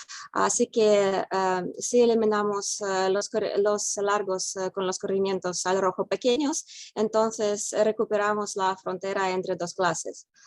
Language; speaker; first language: Spanish; non-native, fluent; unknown